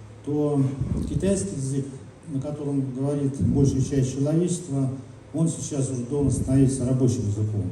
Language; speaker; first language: Russian; native; Russian